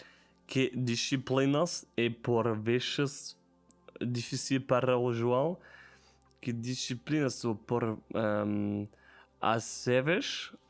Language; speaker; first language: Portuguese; non-native, learner; German